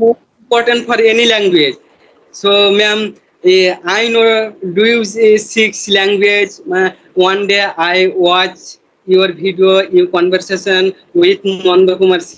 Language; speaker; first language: English; non-native, learner; Bangla